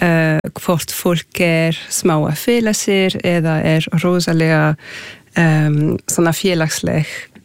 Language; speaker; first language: Icelandic; non-native, fluent; French